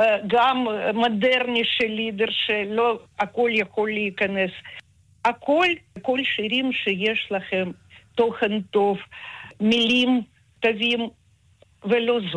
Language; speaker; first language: Hebrew; non-native, fluent; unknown